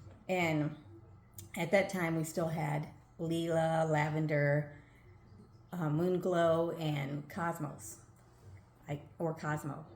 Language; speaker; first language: English; native; English